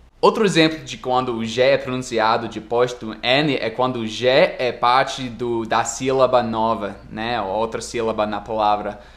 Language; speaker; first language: Portuguese; non-native, fluent; English